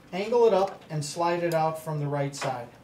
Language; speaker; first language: English; native; English